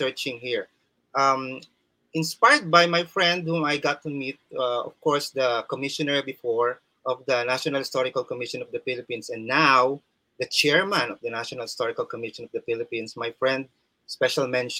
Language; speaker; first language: English; non-native, local second language; Waray